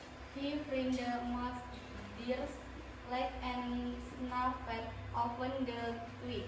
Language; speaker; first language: English; non-native, learner; Indonesian